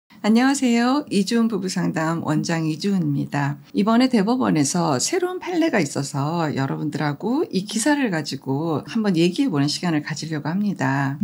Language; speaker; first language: Korean; native; Korean